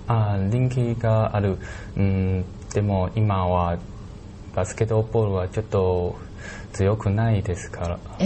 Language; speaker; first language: Japanese; non-native, learner; Chinese